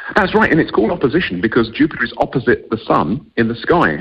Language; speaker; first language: English; native; English